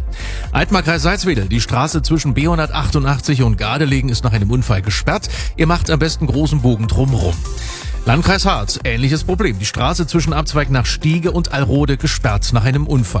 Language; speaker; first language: German; native; German